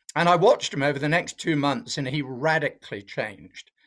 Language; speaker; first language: English; native; English